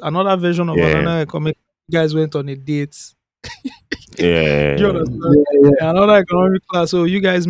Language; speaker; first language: English; non-native, local second language; Yoruba